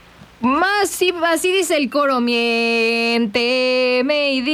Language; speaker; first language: Spanish; native; Spanish